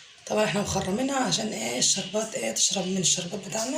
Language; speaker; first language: Arabic; native; Arabic